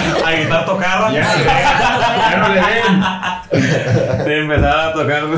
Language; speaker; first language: Spanish; native; Spanish